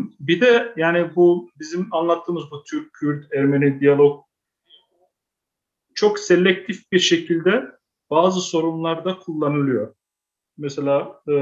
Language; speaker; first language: Turkish; early bilingual, heritage; Turkish